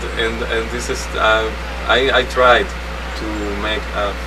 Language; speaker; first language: English; non-native, learner; Spanish